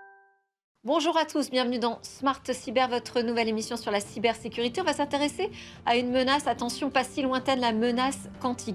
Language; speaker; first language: French; native; French